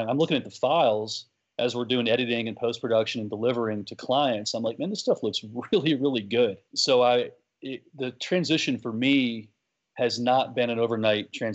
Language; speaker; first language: English; native; English